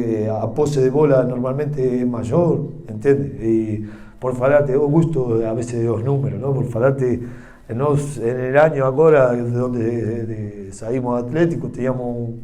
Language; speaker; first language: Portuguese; non-native, learner; Spanish